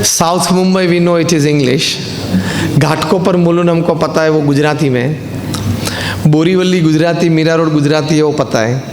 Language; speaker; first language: Hindi; non-native, local second language; Gujarati